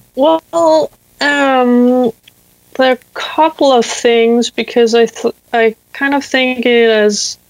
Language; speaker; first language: English; non-native, fluent; Danish